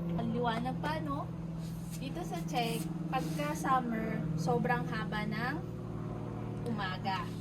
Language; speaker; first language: Filipino; native; Filipino